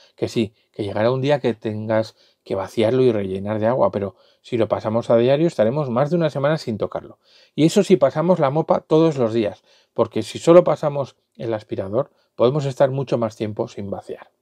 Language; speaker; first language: Spanish; native; Spanish